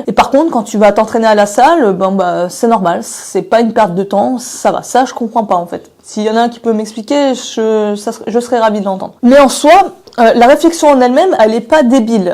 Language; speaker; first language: French; native; French